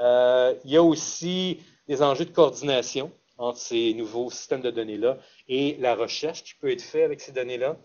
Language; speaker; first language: French; native; French